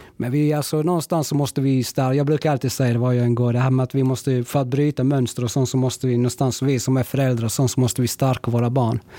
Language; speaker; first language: Swedish; early bilingual, other home language; Spanish